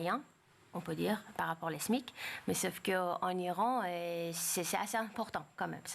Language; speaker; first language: French; non-native, fluent; Persian